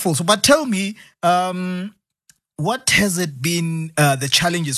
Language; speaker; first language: English; non-native, local second language; Zulu